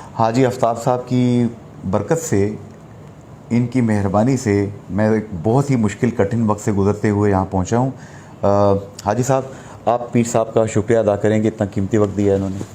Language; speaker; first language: Urdu; non-native, local second language; Pahari-Potwari